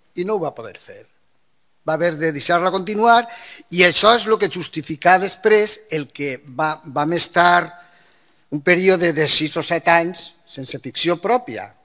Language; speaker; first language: Catalan; non-native, local second language; Spanish